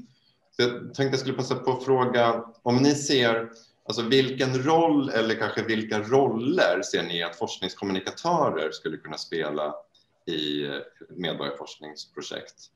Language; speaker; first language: Swedish; native; Swedish